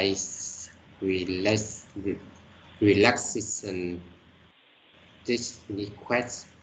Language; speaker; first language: English; non-native, learner; Vietnamese